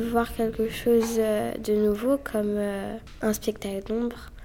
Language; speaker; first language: French; native; French